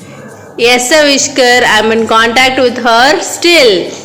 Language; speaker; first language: English; non-native, local second language; Tamil